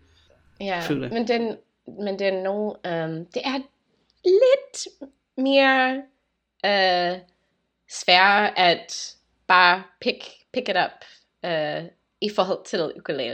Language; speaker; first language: Danish; non-native, learner; English